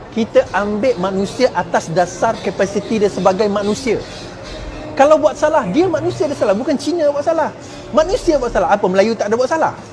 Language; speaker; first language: Malay; non-native, local second language; Chinese